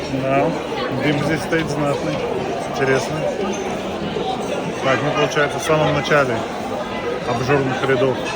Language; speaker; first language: Russian; native; Russian